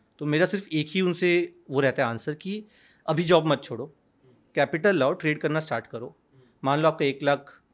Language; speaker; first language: Hindi; native; Hindi